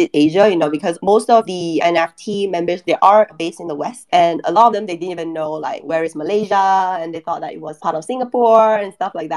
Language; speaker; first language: English; non-native, local second language; Chinese